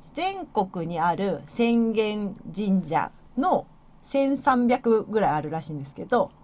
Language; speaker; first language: Japanese; native; Japanese